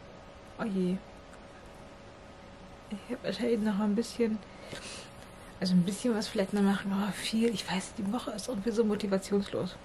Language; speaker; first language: German; native; German